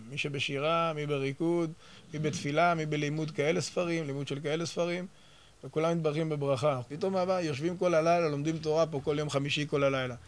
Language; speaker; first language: Hebrew; native; Hebrew